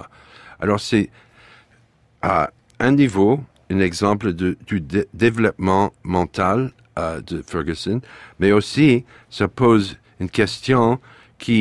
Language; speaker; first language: French; non-native, fluent; English